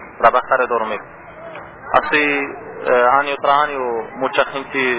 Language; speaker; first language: Spanish; non-native, learner; Arabic